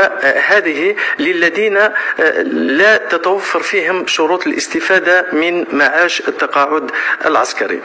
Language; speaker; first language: Arabic; native; Arabic